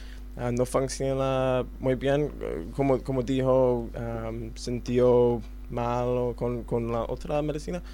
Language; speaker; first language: Spanish; non-native, learner; English